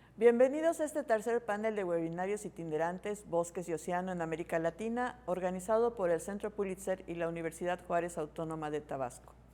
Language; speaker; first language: Spanish; native; Spanish